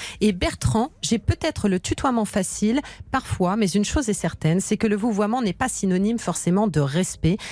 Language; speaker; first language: French; native; French